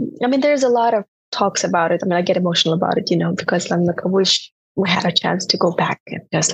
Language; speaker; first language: English; non-native, fluent; Turkmen